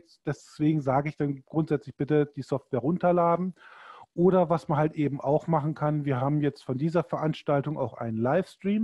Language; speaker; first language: German; native; German